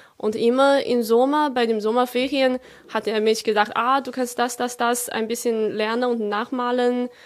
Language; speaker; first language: German; non-native, fluent; Chinese